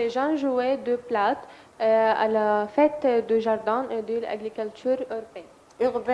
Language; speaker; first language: French; non-native, learner; Arabic